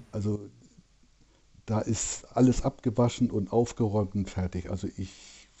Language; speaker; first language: German; native; German